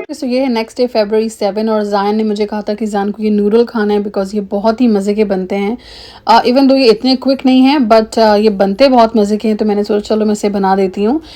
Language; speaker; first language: Urdu; native; Urdu